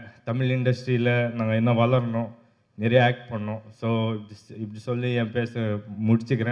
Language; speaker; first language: Tamil; non-native, local second language; Kannada